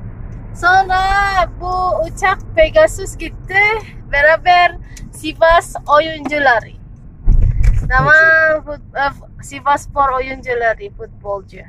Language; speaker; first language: Turkish; non-native, learner; Indonesian